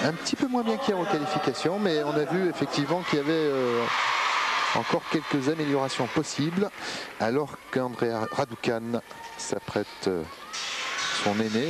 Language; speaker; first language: French; native; French